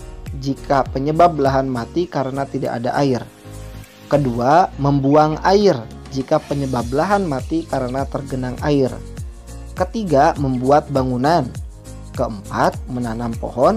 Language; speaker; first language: Indonesian; native; Indonesian